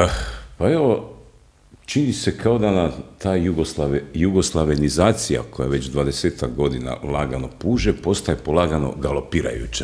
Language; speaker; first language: Croatian; native; Croatian